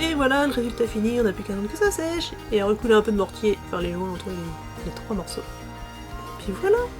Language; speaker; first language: French; native; French